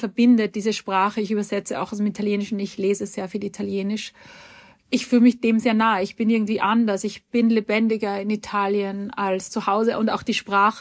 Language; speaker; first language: German; native; German